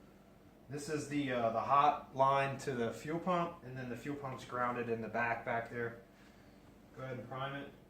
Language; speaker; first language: English; native; English